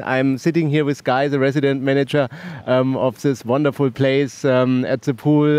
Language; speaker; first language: English; non-native, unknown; German